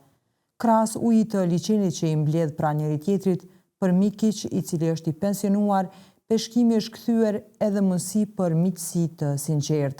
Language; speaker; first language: Albanian; native; Albanian